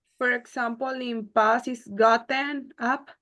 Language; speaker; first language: English; non-native, learner; Spanish